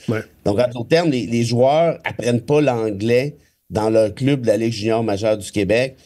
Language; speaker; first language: French; native; French